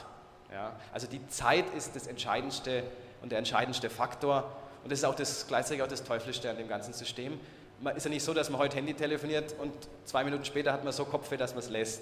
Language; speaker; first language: German; native; German